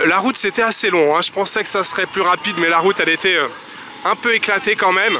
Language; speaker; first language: French; native; French